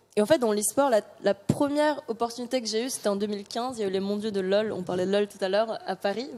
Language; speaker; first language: French; early bilingual, other home language; Korean